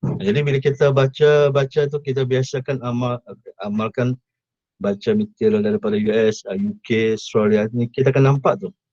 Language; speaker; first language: Malay; native; Malay